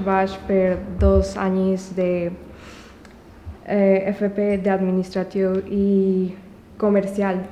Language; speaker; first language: Catalan; non-native, local second language; Spanish